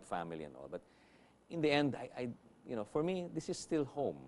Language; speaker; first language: English; non-native, local second language; Filipino